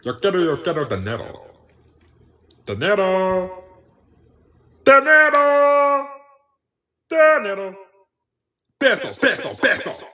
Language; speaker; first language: Spanish; non-native, learner; English